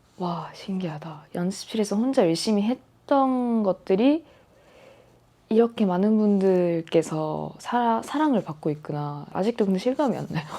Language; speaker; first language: Korean; non-native, fluent; Japanese